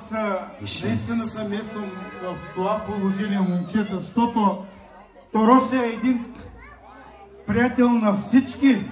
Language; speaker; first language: Bulgarian; non-native, local second language; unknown